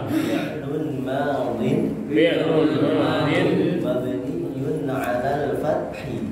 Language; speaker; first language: Arabic; non-native, fluent; Indonesian